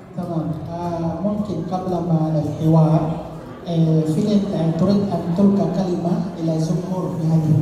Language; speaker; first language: Arabic; non-native, learner; Indonesian